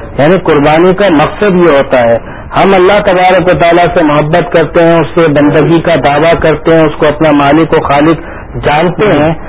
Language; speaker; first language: Urdu; native; Urdu